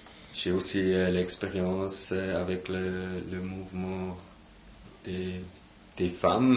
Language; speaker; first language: French; non-native, local second language; German